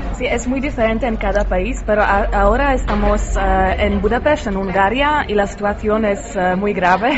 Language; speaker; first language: Spanish; non-native, learner; Polish